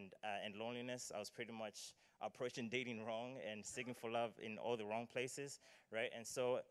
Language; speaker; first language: English; non-native, local second language; Nyanja